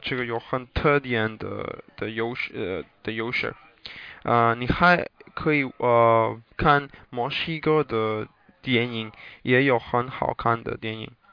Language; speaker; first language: Chinese; non-native, learner; English